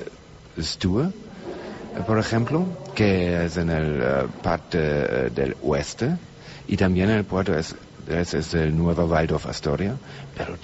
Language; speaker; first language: Spanish; non-native, learner; German